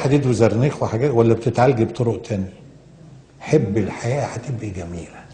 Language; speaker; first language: Arabic; native; Arabic